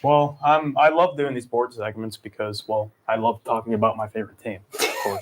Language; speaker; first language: English; native; English